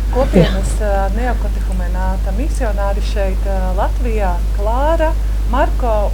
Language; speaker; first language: Latvian; native; Latvian